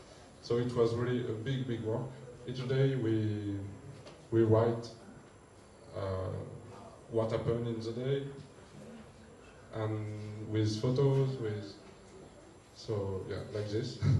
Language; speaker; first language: English; non-native, learner; French